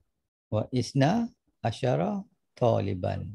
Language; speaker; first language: Arabic; non-native, fluent; Malay